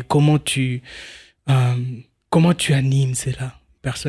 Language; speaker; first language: French; non-native, local second language; Swahili